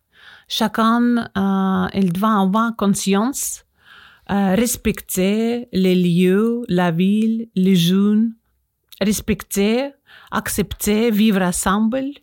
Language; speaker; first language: French; non-native, learner; Russian